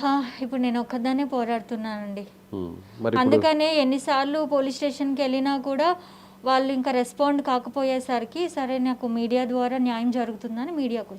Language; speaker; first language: Telugu; native; Telugu